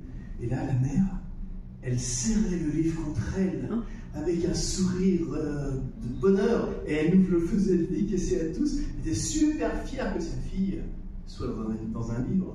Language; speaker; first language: French; native; French